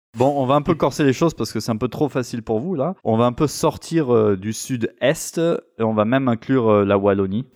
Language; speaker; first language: French; native; French